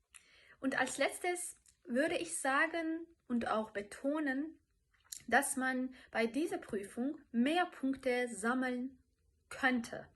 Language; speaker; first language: German; non-native, fluent; Turkish